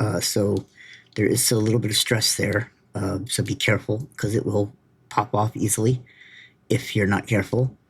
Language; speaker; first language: English; native; English